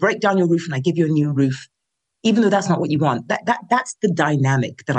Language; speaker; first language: English; non-native, local second language; Yoruba